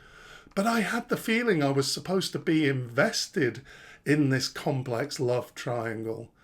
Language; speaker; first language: English; native; English